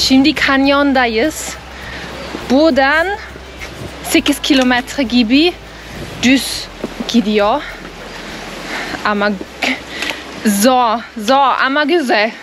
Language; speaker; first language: Turkish; non-native, learner; German